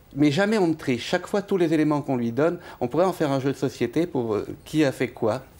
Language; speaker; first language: French; native; French